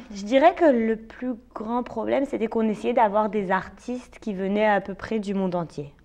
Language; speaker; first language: French; native; French